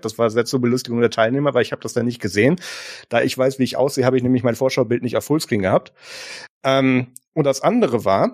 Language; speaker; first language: German; native; German